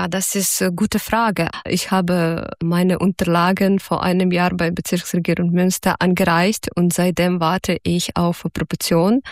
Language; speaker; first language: German; non-native, fluent; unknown